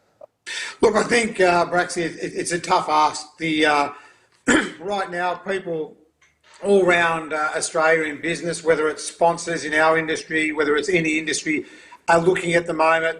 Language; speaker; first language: English; native; English